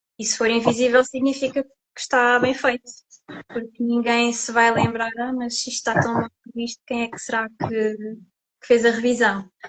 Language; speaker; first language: Portuguese; native; Portuguese